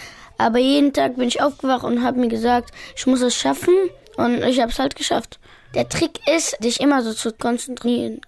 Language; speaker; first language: German; early bilingual, other home language; Pashto